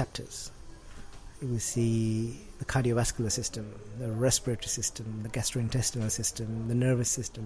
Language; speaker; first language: English; non-native, local second language; Sinhala